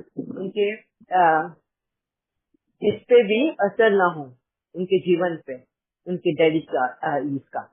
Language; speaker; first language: Hindi; native; Hindi